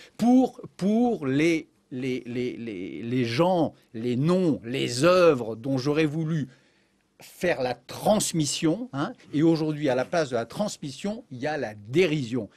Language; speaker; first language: French; native; French